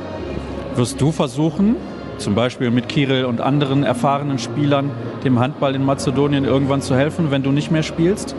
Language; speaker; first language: German; native; German